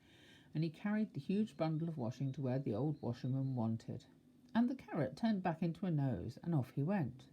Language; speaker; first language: English; native; English